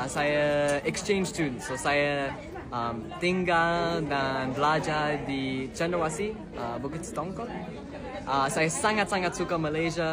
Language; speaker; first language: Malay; non-native, learner; English